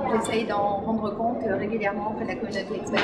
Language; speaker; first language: French; native; French